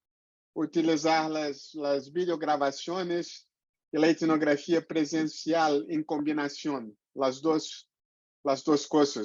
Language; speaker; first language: Spanish; non-native, fluent; Portuguese